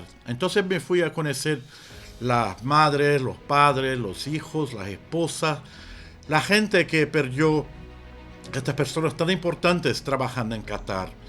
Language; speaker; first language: Spanish; non-native, fluent; Portuguese